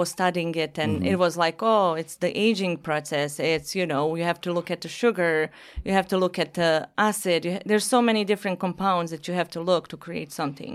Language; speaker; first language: English; non-native, fluent; Bosnian